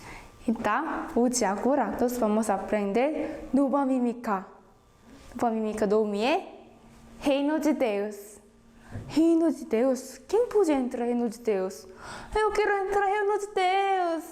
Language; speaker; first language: Portuguese; non-native, fluent; Korean